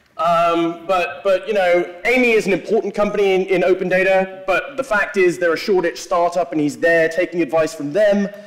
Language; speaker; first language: English; native; English